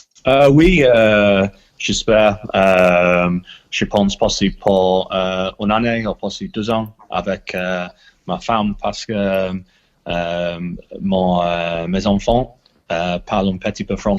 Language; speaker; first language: French; non-native, learner; English